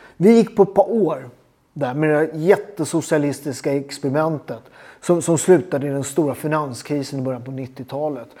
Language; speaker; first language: Swedish; native; Swedish